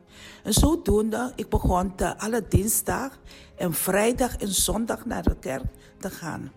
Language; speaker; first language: Dutch; non-native, learner; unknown